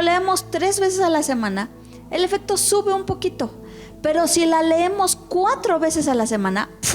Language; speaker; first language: Spanish; native; Spanish